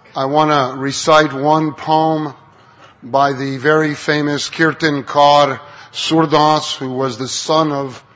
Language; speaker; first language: English; native; English